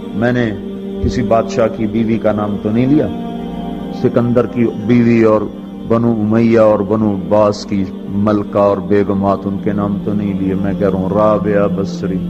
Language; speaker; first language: Urdu; non-native, local second language; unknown